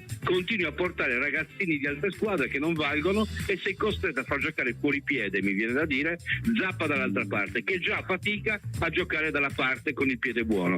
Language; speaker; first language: Italian; native; Italian